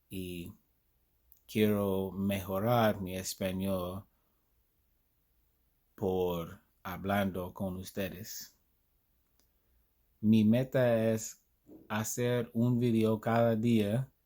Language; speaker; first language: Spanish; non-native, learner; English